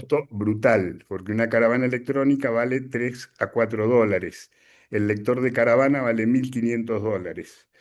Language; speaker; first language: Spanish; native; Spanish